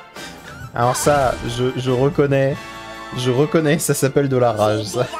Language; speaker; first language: French; native; French